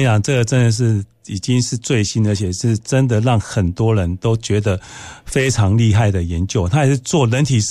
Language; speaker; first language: Chinese; native; Chinese